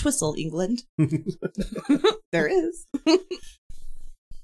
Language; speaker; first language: English; native; English